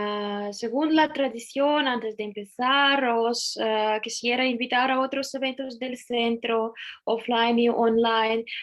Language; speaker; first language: Spanish; non-native, fluent; Russian